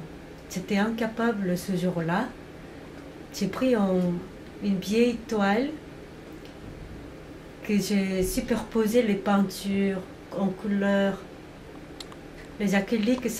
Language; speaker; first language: French; non-native, fluent; Korean